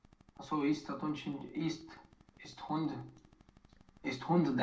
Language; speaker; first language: German; non-native, learner; Romanian